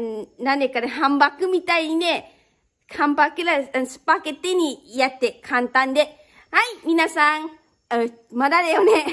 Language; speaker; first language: Japanese; non-native, learner; Lao